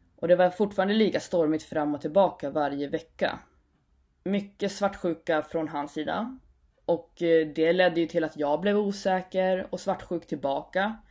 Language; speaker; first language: Swedish; native; Swedish